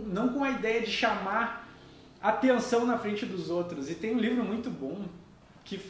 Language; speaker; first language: Portuguese; native; Portuguese